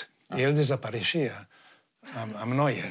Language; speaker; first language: Catalan; non-native, fluent; Hungarian